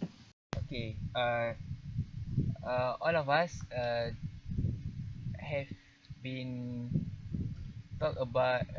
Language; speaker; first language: English; non-native, learner; Malay